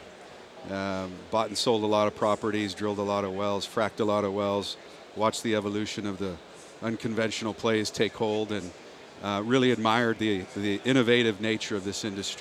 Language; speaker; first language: English; native; English